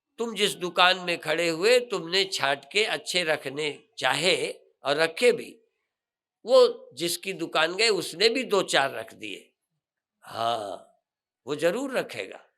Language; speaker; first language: Hindi; native; Hindi